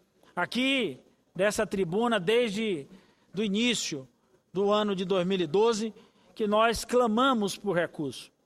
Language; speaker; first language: Portuguese; native; Portuguese